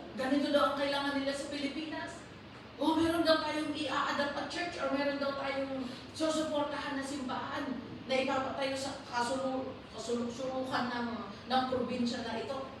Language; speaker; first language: Filipino; non-native, local second language; Iloko